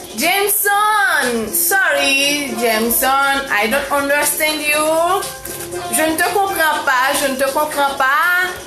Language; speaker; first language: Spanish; non-native, fluent; Haitian Creole